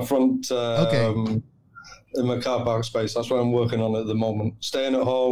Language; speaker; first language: English; native; English